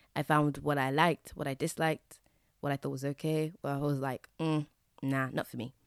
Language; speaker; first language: English; native; English